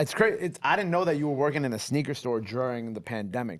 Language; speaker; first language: English; native; English